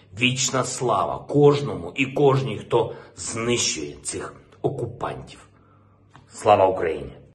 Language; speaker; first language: Ukrainian; non-native, local second language; Russian